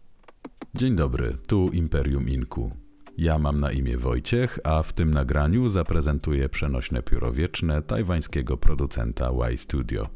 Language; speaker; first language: Polish; native; Polish